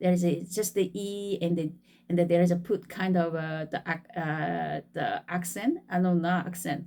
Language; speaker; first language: English; non-native, fluent; Korean